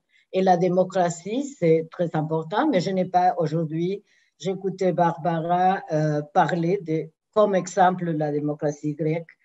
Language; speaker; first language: French; non-native, fluent; Spanish